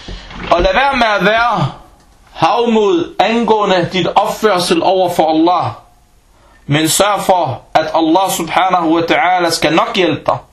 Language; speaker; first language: Danish; early bilingual, other home language; Arabic